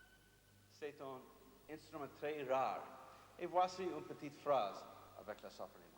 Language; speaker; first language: French; non-native, fluent; English